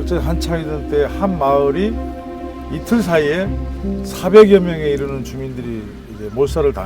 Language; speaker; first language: Korean; native; Korean